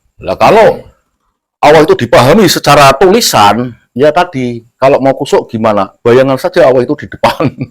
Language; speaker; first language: Indonesian; non-native, local second language; Javanese